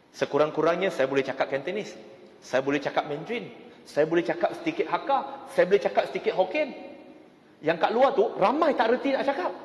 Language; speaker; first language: Malay; non-native, local second language; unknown